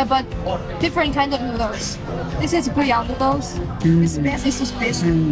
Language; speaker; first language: English; non-native, learner; Chinese